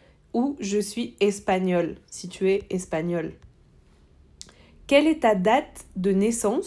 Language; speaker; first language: French; non-native, fluent; Spanish